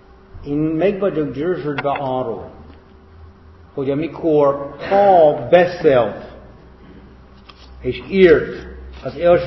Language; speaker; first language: Hungarian; non-native, fluent; English